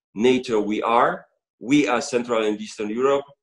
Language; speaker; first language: English; non-native, fluent; Polish